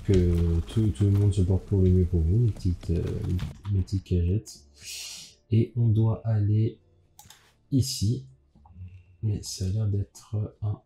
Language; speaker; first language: French; native; French